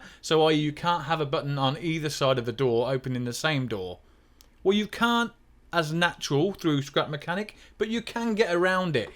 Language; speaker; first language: English; native; English